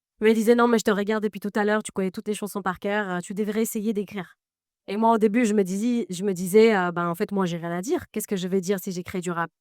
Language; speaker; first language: French; non-native, fluent; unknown